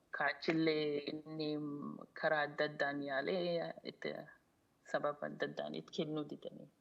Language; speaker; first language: Oromo; early bilingual, heritage; Oromo